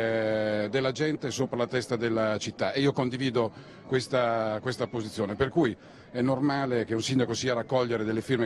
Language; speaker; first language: Italian; native; Italian